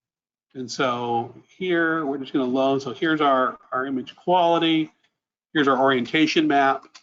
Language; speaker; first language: English; native; English